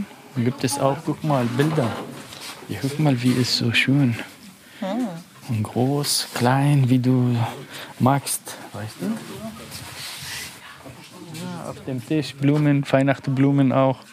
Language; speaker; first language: German; non-native, learner; Arabic